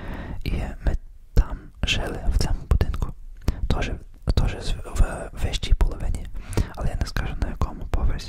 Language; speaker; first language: Ukrainian; early bilingual, heritage; Ukrainian